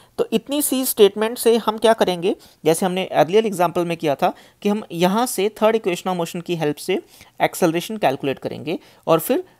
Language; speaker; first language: Hindi; native; Hindi